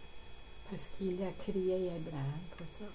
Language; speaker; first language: French; non-native, learner; English